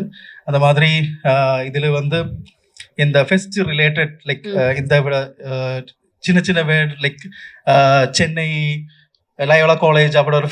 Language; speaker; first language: Tamil; non-native, local second language; Malayalam